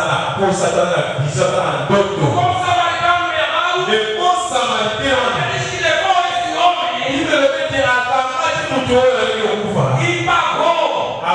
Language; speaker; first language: Portuguese; non-native, fluent; Lingala